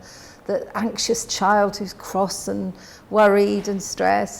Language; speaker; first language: English; native; English